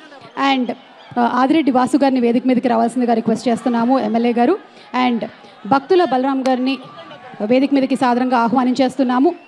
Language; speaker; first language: Telugu; native; Telugu